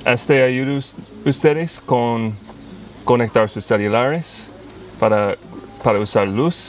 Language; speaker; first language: Spanish; non-native, learner; English